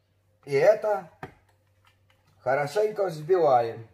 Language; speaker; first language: Russian; native; Russian